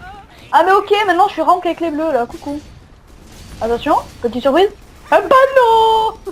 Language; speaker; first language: French; native; French